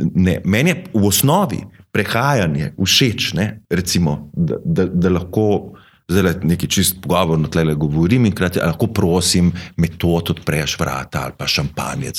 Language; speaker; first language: Slovenian; native; Slovenian